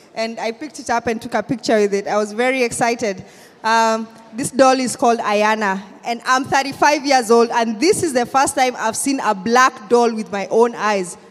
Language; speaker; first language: English; non-native, local second language; Kikuyu